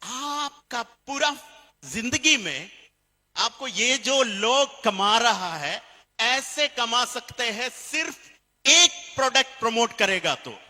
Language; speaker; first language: Hindi; non-native, fluent; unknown